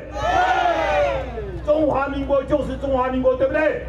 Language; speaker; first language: Chinese; native; Chinese